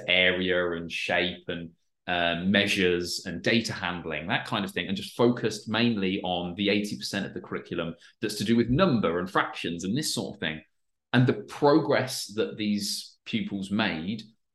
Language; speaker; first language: English; native; English